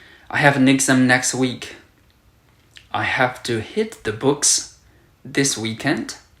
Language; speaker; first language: English; non-native, fluent; Burmese